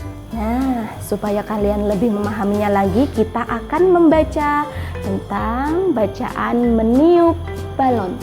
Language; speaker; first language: Indonesian; native; Indonesian